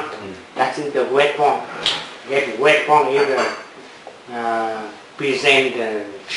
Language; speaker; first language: English; non-native, learner; Vietnamese